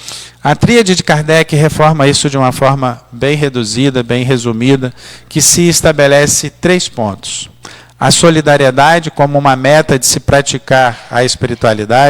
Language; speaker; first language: Portuguese; native; Portuguese